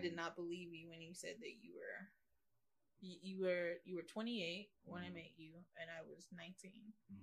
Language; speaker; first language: English; non-native, local second language; Yoruba